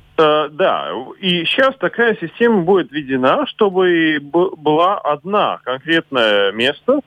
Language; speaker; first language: Russian; non-native, local second language; Latvian